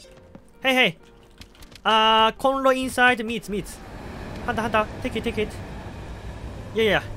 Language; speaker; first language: English; non-native, learner; Japanese